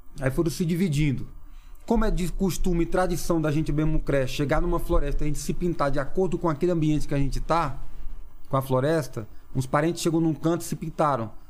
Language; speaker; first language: Portuguese; non-native, local second language; Kayapó